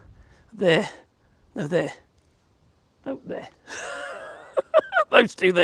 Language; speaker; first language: English; native; English